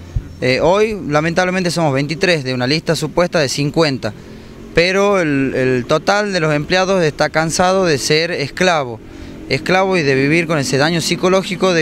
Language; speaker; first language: Spanish; native; Spanish